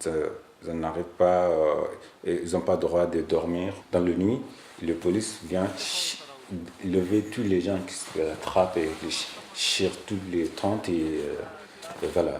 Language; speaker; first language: French; non-native, learner; Arabic